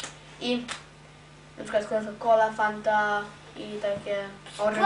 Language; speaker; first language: Polish; early bilingual, other home language; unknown